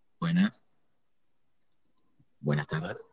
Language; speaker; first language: Spanish; native; Spanish